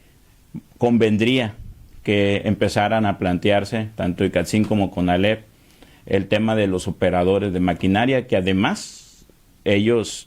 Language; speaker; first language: Spanish; native; Spanish